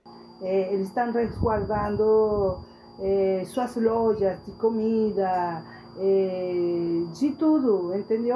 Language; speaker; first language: Portuguese; non-native, fluent; Spanish